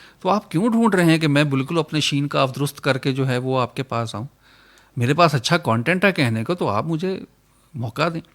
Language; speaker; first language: Urdu; non-native, local second language; Punjabi